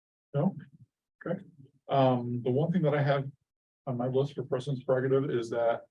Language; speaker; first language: English; native; English